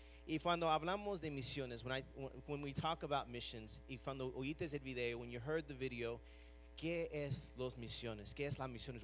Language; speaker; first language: Spanish; non-native, fluent; English